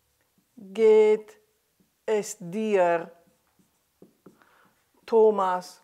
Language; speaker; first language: German; non-native, fluent; Greek